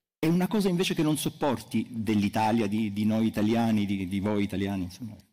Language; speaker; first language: Italian; native; Italian